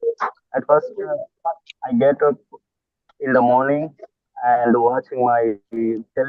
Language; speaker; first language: English; non-native, learner; Bangla